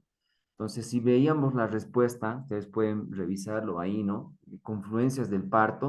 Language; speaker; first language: Spanish; native; Spanish